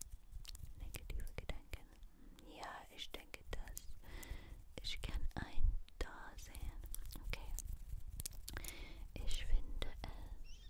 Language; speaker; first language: German; non-native, learner; English